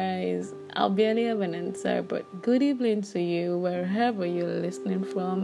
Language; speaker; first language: English; non-native, local second language; Yoruba